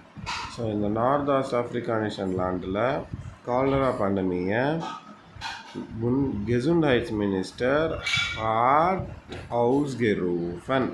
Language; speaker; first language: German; non-native, fluent; Tamil